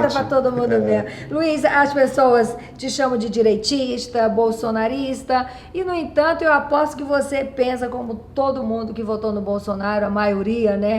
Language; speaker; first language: Portuguese; native; Portuguese